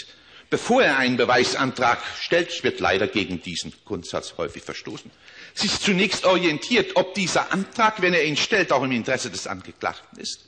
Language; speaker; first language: German; native; German